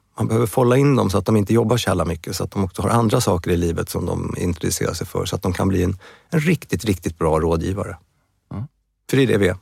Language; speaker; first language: Swedish; native; Swedish